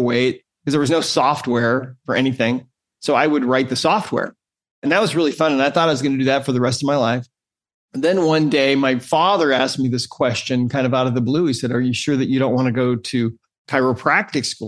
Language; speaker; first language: English; native; English